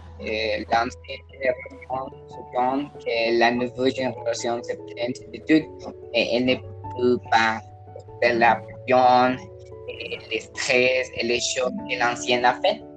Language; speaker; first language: French; non-native, learner; Spanish